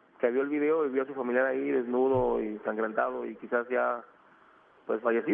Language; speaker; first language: Spanish; native; Spanish